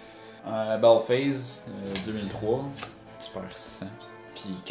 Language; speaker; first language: French; native; French